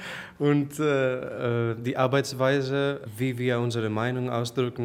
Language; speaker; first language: German; non-native, fluent; Persian